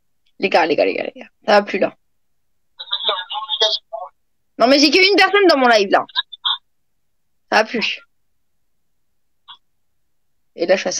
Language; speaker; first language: French; native; French